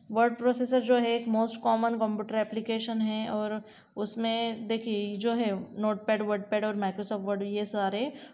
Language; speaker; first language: Hindi; non-native, local second language; Gujarati